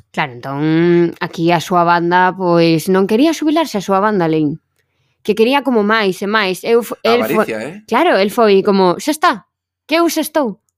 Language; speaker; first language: Galician; non-native, local second language; Spanish